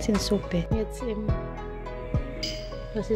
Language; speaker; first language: German; non-native, learner; Cebuano